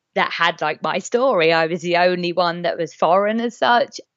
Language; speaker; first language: English; native; English